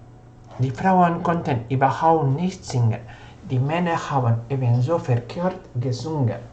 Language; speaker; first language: German; non-native, fluent; Spanish